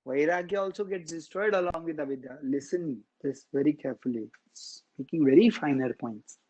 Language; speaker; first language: English; non-native, local second language; Marathi